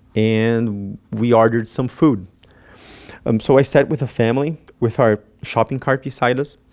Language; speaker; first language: English; non-native, fluent; Portuguese